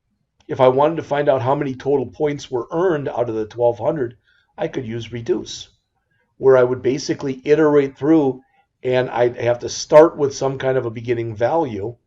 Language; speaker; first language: English; native; English